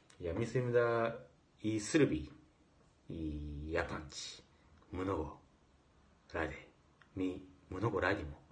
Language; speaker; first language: Serbian; non-native, learner; Japanese